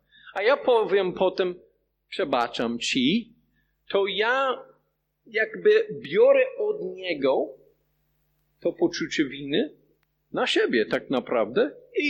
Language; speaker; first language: Polish; non-native, fluent; English